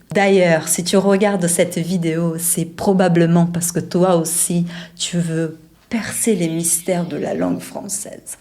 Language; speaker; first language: French; non-native, fluent; Portuguese